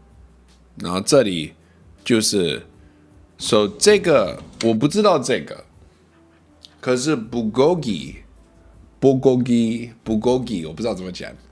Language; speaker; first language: Chinese; early bilingual, heritage; English